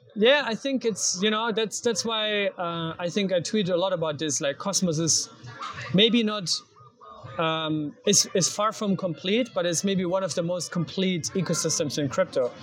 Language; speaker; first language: English; non-native, fluent; German